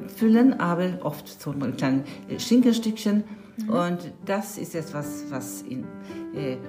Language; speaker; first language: German; non-native, fluent; Swedish